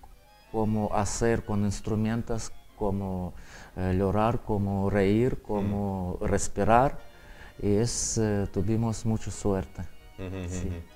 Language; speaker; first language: Spanish; non-native, learner; Russian